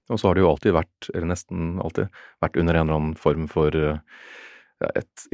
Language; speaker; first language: Norwegian; native; Norwegian